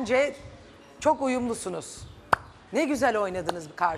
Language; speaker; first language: Turkish; native; Turkish